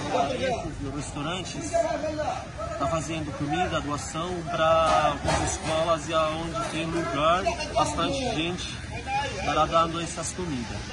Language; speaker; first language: Portuguese; non-native, fluent; Arabic